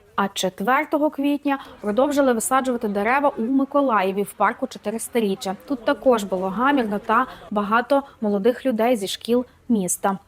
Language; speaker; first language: Ukrainian; native; Ukrainian